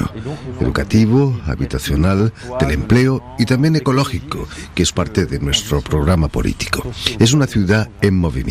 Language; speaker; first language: Spanish; native; Spanish